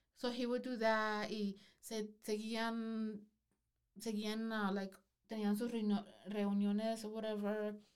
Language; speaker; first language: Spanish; early bilingual, heritage; Spanish